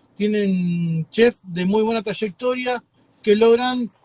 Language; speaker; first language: Spanish; native; Spanish